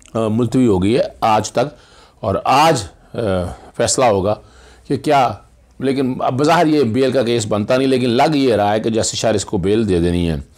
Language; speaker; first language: Urdu; non-native, local second language; Punjabi